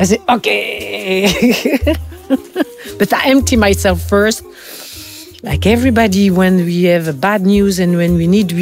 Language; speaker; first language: English; non-native, fluent; French